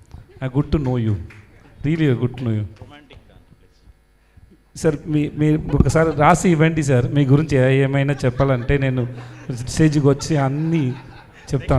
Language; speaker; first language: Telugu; non-native, learner; Tamil